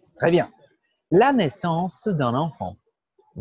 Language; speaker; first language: French; non-native, fluent; Portuguese